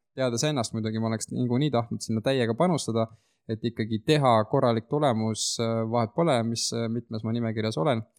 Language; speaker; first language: Estonian; native; Estonian